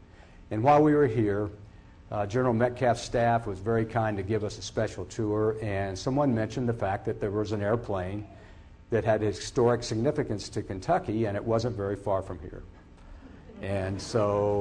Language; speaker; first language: English; native; English